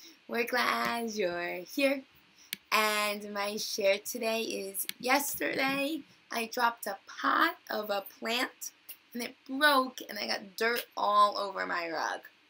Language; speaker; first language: English; native; English